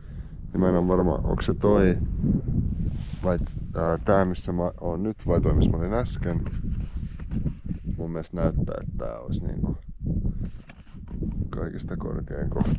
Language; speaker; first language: Finnish; native; Finnish